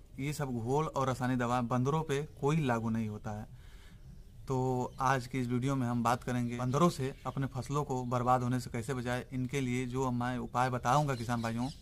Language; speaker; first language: Hindi; native; Hindi